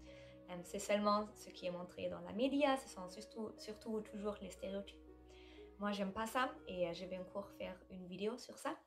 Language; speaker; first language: French; non-native, fluent; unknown